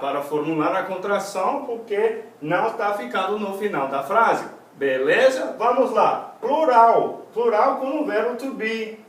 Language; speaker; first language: Portuguese; non-native, fluent; English